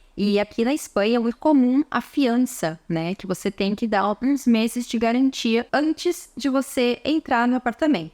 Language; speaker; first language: Portuguese; native; Portuguese